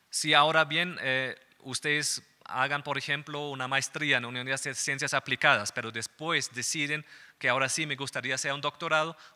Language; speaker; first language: Spanish; non-native, fluent; German